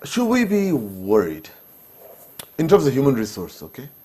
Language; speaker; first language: English; non-native, local second language; Nepali